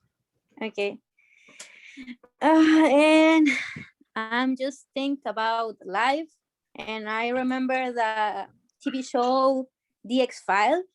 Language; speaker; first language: English; non-native, learner; Spanish